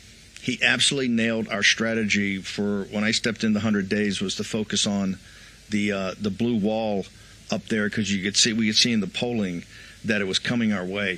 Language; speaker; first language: English; native; English